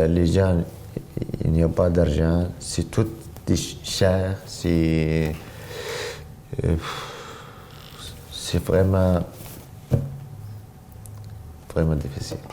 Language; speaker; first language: French; non-native, learner; Arabic